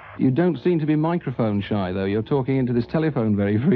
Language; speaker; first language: English; native; English